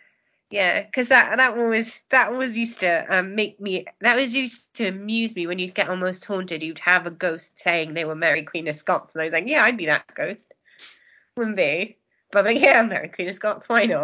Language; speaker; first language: English; non-native, local second language; Welsh